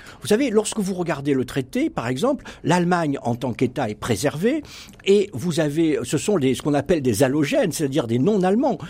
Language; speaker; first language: French; native; French